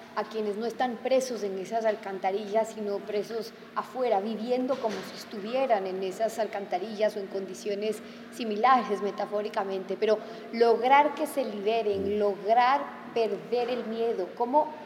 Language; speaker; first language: Spanish; native; Spanish